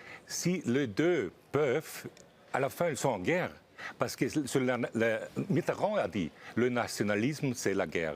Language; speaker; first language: French; non-native, fluent; German